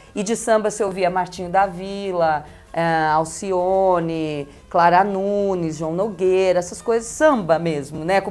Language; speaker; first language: Portuguese; early bilingual, other home language; Spanish